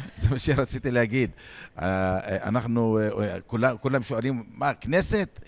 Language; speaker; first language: Hebrew; non-native, local second language; Arabic